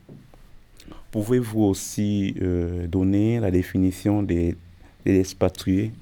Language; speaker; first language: French; non-native, learner; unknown